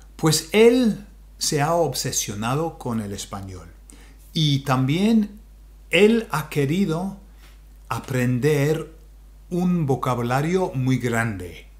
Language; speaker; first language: Spanish; non-native, fluent; English